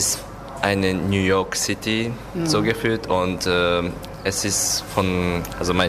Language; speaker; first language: German; non-native, learner; Japanese